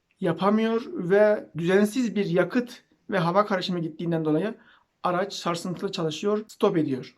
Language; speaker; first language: Turkish; native; Turkish